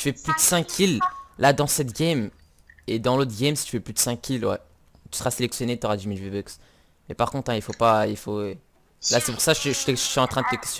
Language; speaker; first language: French; native; French